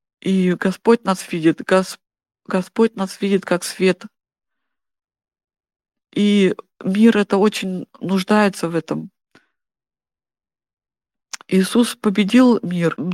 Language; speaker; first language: Russian; non-native, fluent; German